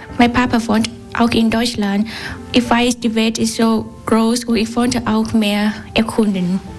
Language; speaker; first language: German; non-native, learner; Vietnamese